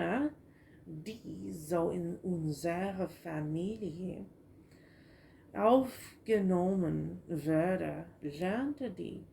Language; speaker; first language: German; non-native, learner; English